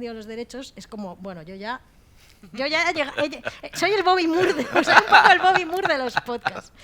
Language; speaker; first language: Spanish; native; Spanish